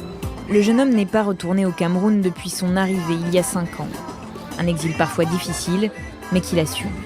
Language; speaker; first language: French; native; French